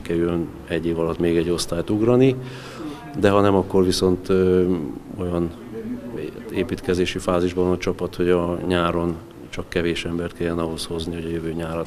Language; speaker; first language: Hungarian; native; Hungarian